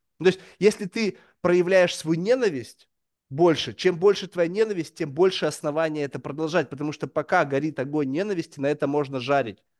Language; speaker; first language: Russian; native; Russian